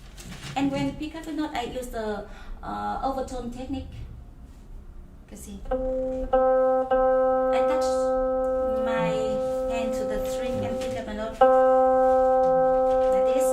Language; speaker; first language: English; non-native, learner; Vietnamese